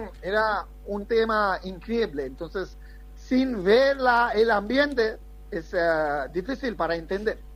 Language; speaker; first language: Spanish; non-native, fluent; Bangla